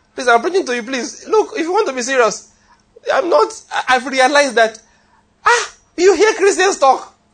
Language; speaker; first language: English; non-native, local second language; Yoruba